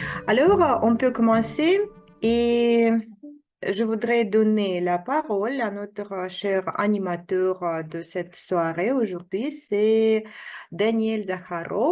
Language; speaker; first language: French; non-native, fluent; Russian